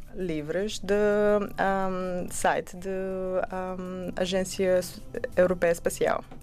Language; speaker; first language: Portuguese; non-native, learner; Bulgarian